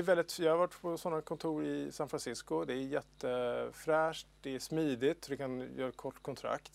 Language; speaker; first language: Swedish; native; Swedish